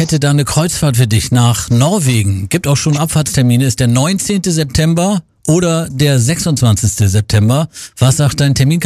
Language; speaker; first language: German; native; German